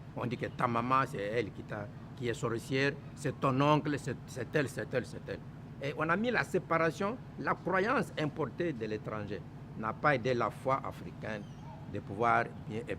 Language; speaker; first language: French; non-native, local second language; Luba-Lulua